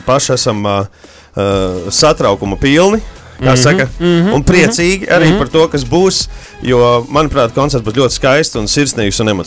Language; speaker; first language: Latvian; native; Latvian